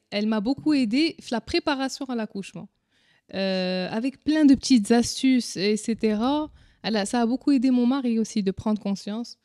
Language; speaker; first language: French; non-native, local second language; Arabic